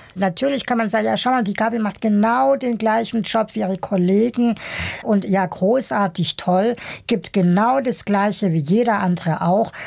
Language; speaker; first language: German; early bilingual, other home language; Bosnian